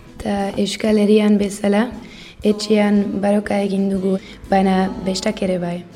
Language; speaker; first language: Basque; non-native, learner; Dutch